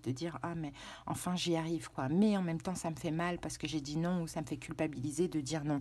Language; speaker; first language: French; native; French